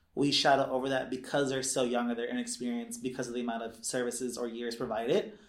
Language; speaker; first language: English; native; English